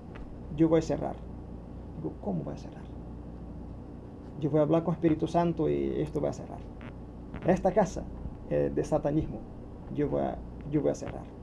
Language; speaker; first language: Spanish; non-native, learner; Portuguese